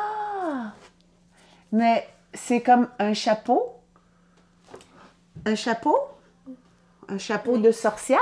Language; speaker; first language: French; native; French